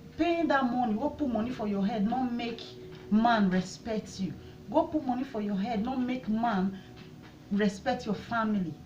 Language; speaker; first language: Nigerian Pidgin; non-native, local second language; Bini